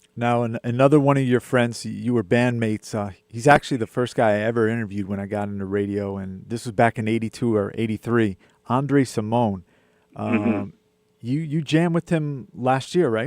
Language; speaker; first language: English; native; English